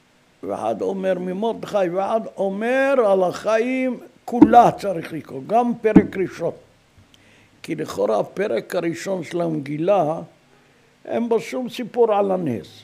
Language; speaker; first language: Hebrew; non-native, fluent; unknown